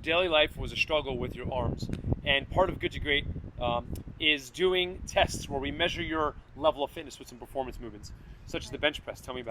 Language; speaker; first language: English; native; English